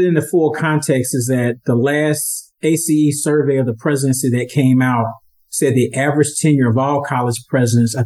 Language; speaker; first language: English; native; English